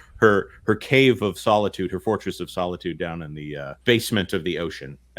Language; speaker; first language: English; native; English